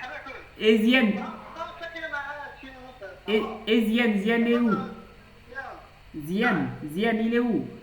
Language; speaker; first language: French; non-native, fluent; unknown